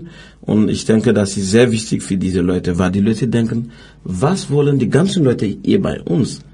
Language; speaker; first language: German; non-native, learner; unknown